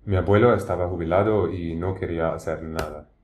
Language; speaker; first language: Spanish; non-native, learner; English